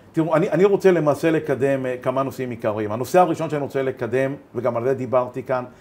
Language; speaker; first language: Hebrew; native; Hebrew